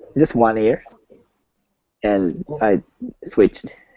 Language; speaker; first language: English; non-native, learner; Japanese